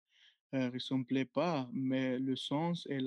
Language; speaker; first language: French; non-native, learner; Arabic